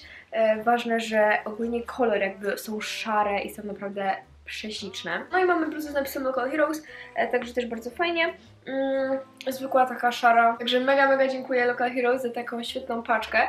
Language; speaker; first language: Polish; native; Polish